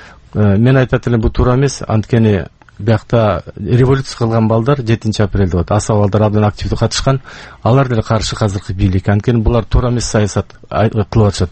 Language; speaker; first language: Kyrgyz; native; Kyrgyz